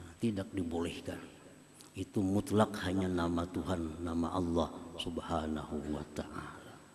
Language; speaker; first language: Indonesian; non-native, local second language; Banjar